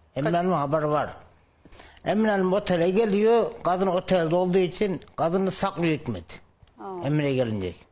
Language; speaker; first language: Turkish; native; Turkish